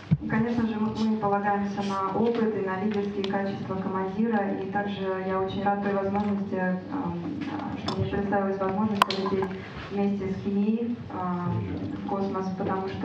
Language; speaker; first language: Russian; native; Russian